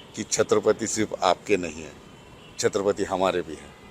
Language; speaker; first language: Hindi; non-native, local second language; Marathi